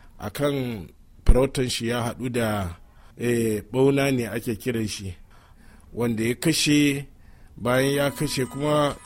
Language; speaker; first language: Hausa; non-native, local second language; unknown